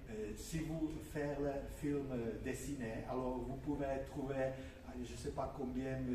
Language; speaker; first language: French; non-native, fluent; Czech